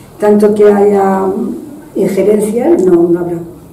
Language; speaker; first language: Spanish; non-native, fluent; French